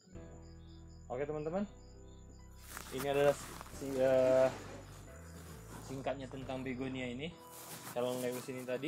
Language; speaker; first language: Indonesian; native; Indonesian